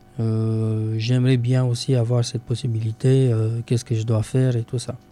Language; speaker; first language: French; non-native, fluent; Romanian